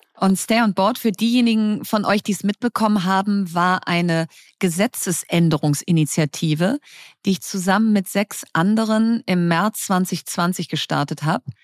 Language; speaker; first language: German; native; German